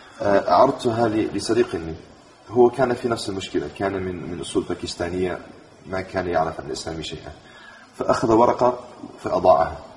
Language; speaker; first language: Arabic; non-native, fluent; English